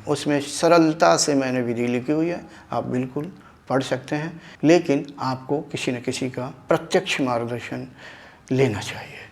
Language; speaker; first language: Hindi; native; Hindi